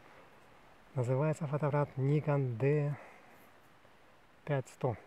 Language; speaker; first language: Russian; native; Russian